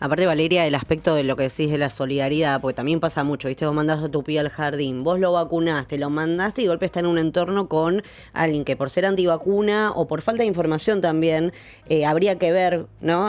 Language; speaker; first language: Spanish; native; Spanish